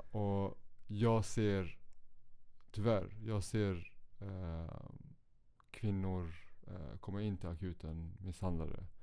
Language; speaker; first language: Swedish; native; Swedish